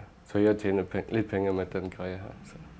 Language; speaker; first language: Norwegian; non-native, fluent; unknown